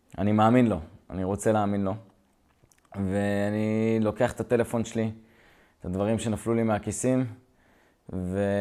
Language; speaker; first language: Hebrew; native; Hebrew